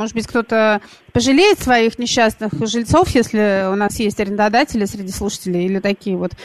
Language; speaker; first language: Russian; native; Russian